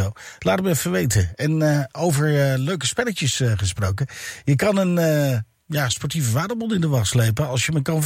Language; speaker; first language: Dutch; native; Dutch